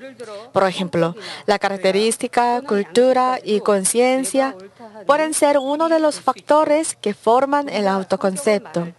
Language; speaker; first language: Spanish; non-native, learner; Korean